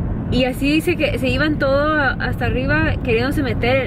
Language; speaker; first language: Spanish; early bilingual, heritage; Spanish